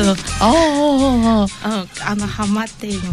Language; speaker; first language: Japanese; non-native, fluent; Chinese